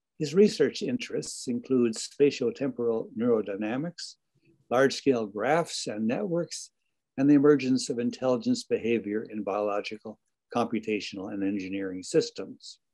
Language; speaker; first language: English; native; English